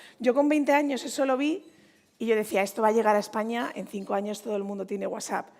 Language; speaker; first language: Spanish; native; Spanish